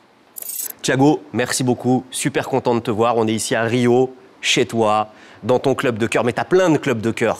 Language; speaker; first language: French; native; French